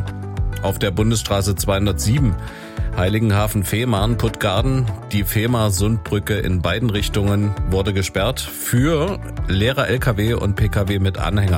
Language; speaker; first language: German; native; German